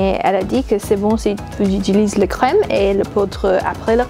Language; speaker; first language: French; non-native, learner; English